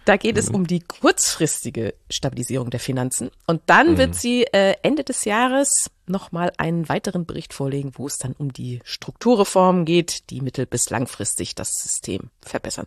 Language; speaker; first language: German; native; German